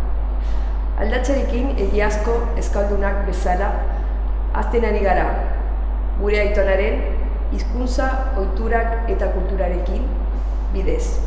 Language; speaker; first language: Basque; non-native, learner; Spanish